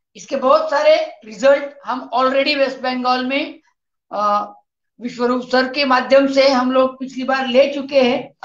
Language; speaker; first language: Hindi; non-native, local second language; Marathi